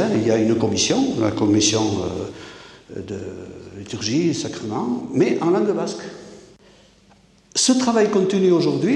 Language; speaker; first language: French; native; French